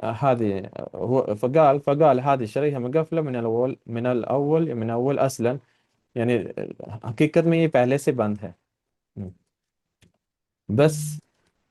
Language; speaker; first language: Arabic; non-native, fluent; Urdu